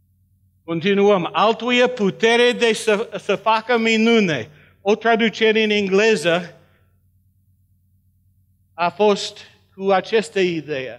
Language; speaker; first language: Romanian; non-native, learner; English